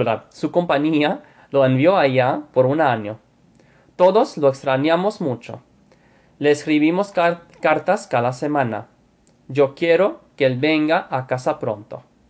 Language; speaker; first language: Spanish; non-native, fluent; English